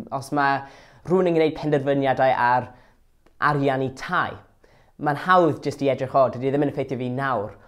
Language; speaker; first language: Welsh; non-native, local second language; English